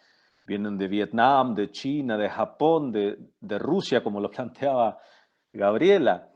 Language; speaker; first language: Spanish; non-native, local second language; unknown